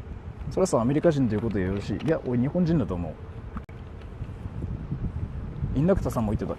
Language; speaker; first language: Japanese; native; Japanese